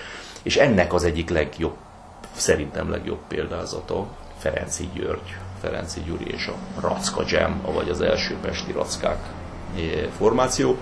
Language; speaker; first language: Hungarian; native; Hungarian